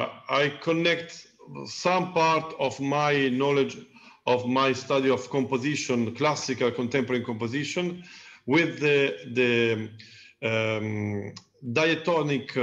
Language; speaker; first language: English; non-native, learner; Italian